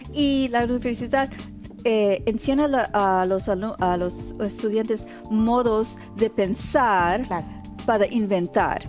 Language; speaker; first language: Spanish; early bilingual, heritage; Spanish